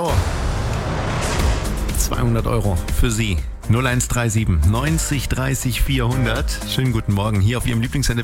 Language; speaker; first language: German; native; German